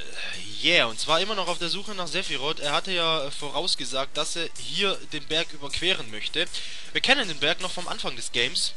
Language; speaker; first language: German; native; German